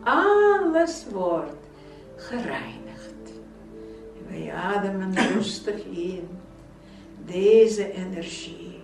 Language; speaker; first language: Dutch; non-native, fluent; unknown